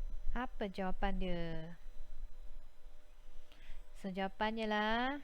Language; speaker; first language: Malay; native; Malay